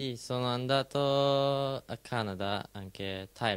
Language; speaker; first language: Italian; non-native, learner; Japanese